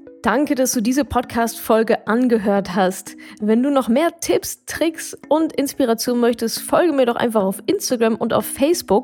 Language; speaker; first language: German; native; German